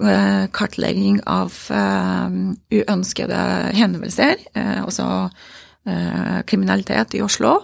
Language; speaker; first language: Norwegian; non-native, fluent; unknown